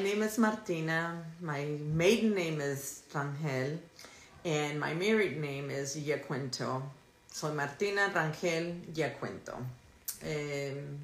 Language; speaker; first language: English; early bilingual, other home language; Spanish